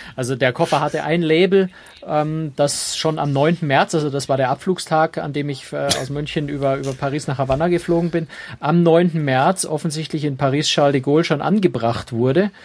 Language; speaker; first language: German; native; German